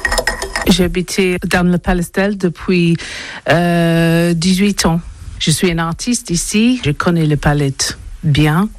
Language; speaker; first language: French; non-native, learner; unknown